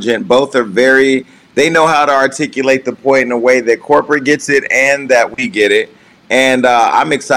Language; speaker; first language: English; native; English